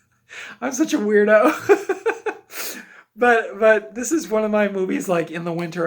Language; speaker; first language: English; native; English